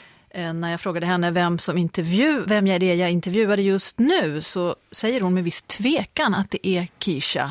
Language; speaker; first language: Swedish; native; Swedish